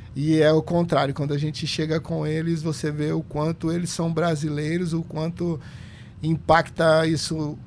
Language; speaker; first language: Portuguese; native; Portuguese